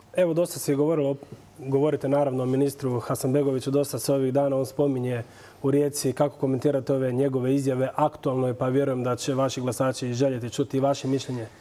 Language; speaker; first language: Croatian; native; Croatian